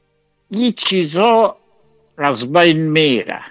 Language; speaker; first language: Persian; native; Persian